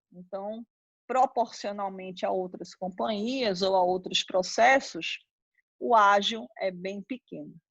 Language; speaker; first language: Portuguese; native; Portuguese